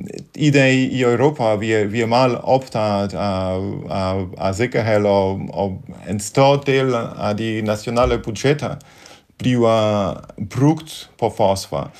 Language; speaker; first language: Danish; non-native, fluent; Polish